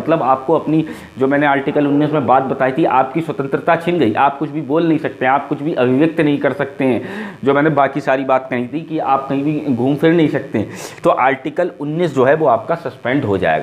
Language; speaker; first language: Hindi; native; Hindi